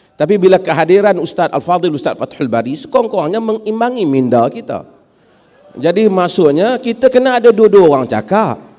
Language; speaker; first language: Malay; native; Malay